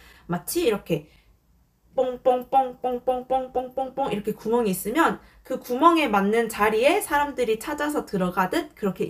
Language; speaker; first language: Korean; native; Korean